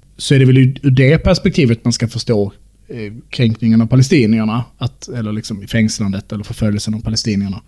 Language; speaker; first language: Swedish; native; Swedish